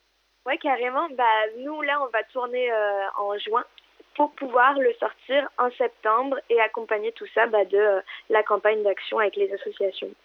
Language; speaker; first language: French; native; French